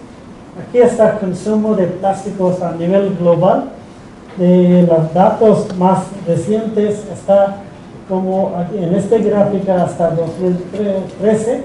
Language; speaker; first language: Spanish; non-native, fluent; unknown